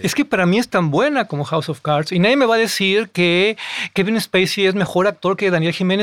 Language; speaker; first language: Spanish; native; Spanish